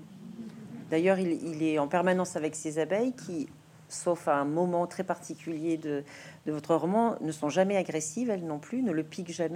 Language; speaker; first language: French; native; French